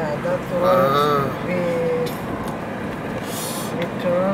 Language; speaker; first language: English; non-native, learner; Kurdish